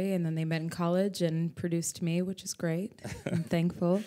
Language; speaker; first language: English; native; English